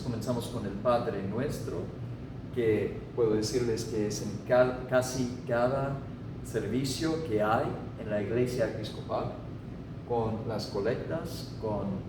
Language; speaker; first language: Spanish; non-native, fluent; English